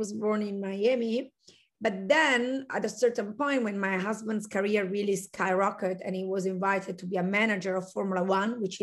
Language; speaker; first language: English; non-native, fluent; Italian